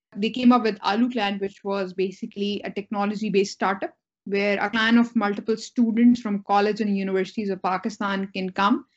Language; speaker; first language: English; non-native, local second language; Urdu